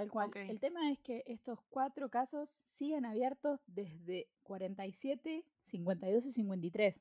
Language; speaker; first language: Spanish; native; Spanish